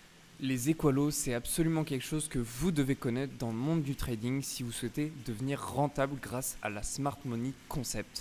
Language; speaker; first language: French; native; French